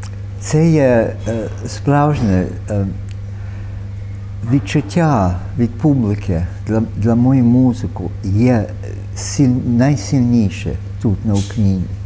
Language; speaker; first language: Ukrainian; early bilingual, heritage; Ukrainian